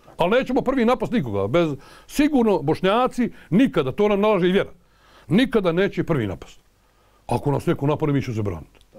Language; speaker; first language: Croatian; native; Croatian